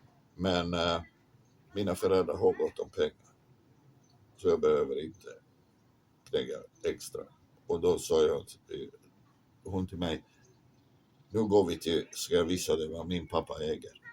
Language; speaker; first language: Swedish; non-native, fluent; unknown